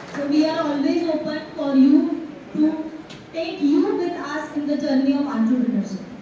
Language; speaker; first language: English; non-native, local second language; Marathi